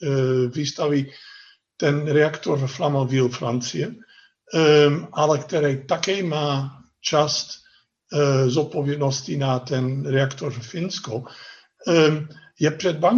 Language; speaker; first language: Czech; non-native, fluent; Dutch